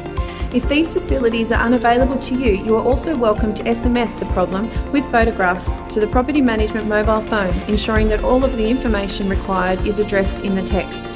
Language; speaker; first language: English; native; English